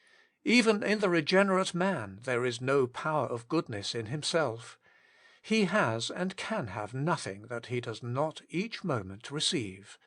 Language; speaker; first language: English; native; English